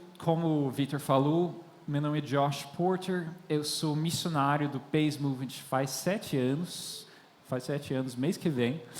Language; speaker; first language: Portuguese; non-native, fluent; English